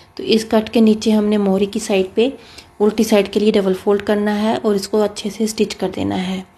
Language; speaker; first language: Hindi; native; Hindi